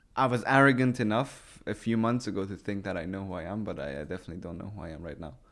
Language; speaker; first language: English; early bilingual, other home language; Persian